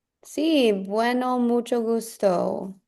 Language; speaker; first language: Spanish; non-native, learner; English